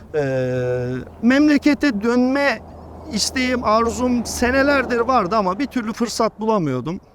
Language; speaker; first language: Turkish; native; Turkish